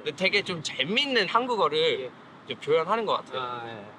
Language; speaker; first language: Korean; non-native, fluent; English